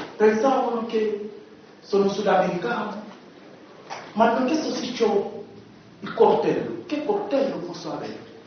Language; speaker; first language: Italian; non-native, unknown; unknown